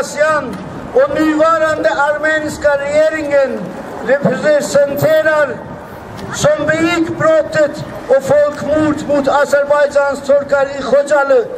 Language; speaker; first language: Swedish; non-native, fluent; Azerbaijani